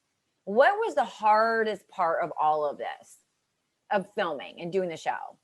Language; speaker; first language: English; native; English